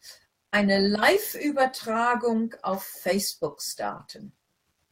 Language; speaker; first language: German; non-native, fluent; English